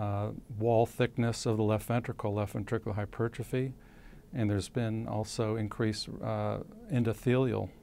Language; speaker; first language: English; native; English